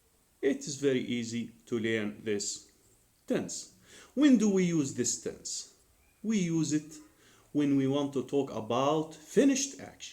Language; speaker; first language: English; non-native, fluent; Arabic